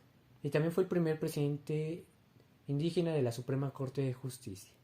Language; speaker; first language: Spanish; native; Spanish